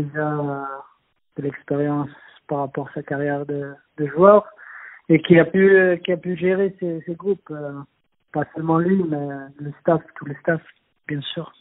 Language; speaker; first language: French; non-native, fluent; Swedish